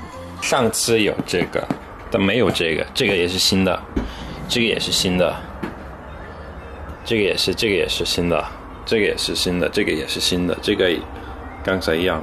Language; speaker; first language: Chinese; non-native, fluent; English